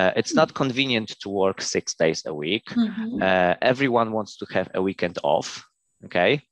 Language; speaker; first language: English; non-native, fluent; Polish